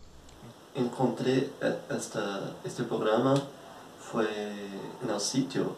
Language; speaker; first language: Spanish; non-native, learner; Portuguese